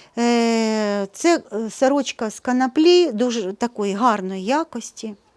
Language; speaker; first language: Ukrainian; non-native, local second language; Russian